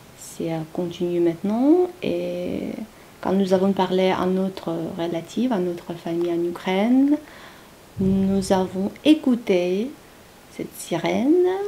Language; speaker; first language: French; non-native, learner; Ukrainian